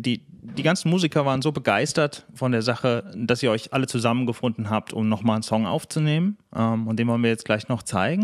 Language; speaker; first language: German; native; German